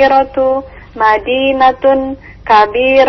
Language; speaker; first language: Arabic; non-native, learner; Indonesian